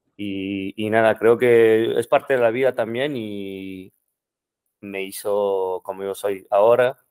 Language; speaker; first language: Spanish; non-native, fluent; French